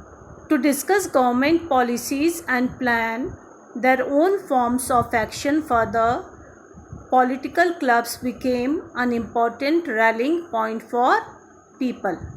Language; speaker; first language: English; non-native, local second language; Hindi